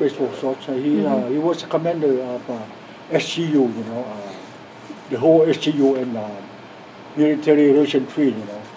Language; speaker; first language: English; non-native, learner; Lao